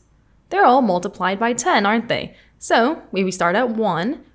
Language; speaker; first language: English; native; English